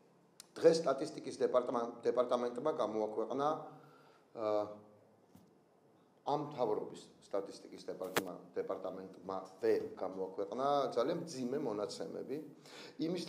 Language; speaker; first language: Georgian; native; Georgian